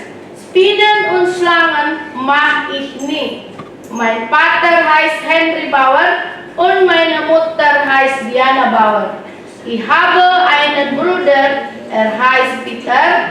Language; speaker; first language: German; non-native, learner; Indonesian